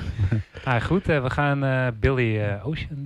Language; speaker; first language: Dutch; native; Dutch